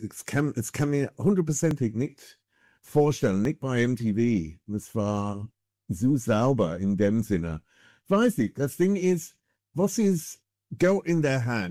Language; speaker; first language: German; non-native, fluent; English